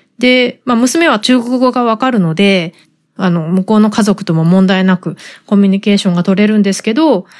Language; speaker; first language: Japanese; native; Japanese